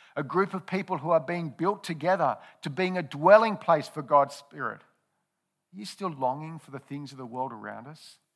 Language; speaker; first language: English; native; English